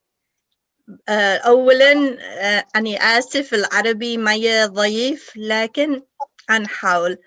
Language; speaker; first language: Arabic; early bilingual, heritage; English